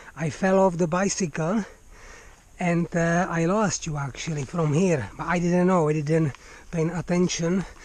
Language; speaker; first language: English; non-native, fluent; Czech